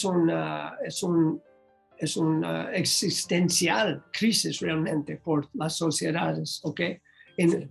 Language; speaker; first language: Spanish; non-native, learner; English